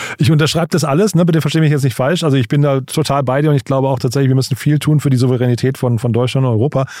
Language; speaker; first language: German; native; German